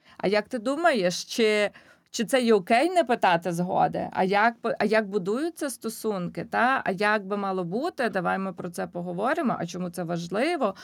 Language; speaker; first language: Ukrainian; native; Ukrainian